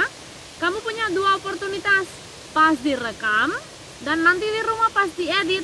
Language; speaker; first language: Indonesian; non-native, fluent; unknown